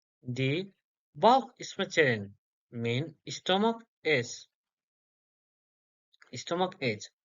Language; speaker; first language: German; non-native, learner; English